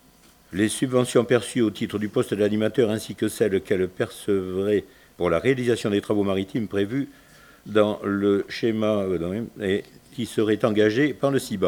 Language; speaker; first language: French; native; French